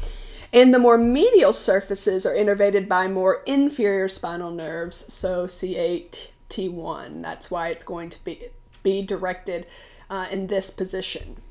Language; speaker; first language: English; native; English